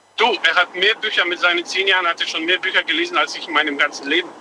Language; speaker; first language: German; native; German